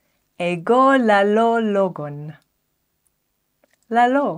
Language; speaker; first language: Greek; non-native, fluent; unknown